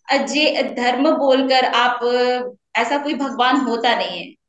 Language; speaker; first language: Hindi; native; Hindi